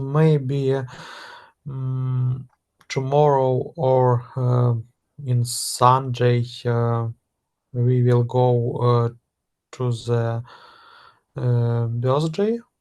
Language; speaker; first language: English; non-native, learner; Russian